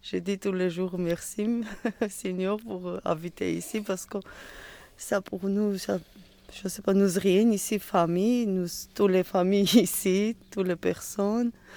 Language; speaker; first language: French; non-native, learner; Georgian